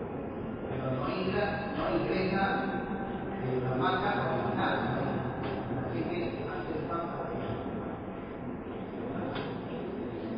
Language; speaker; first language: Spanish; non-native, learner; Chinese